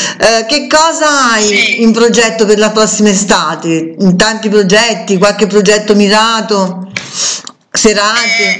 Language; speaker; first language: Italian; native; Italian